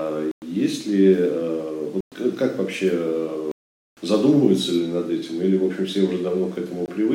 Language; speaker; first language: Russian; native; Russian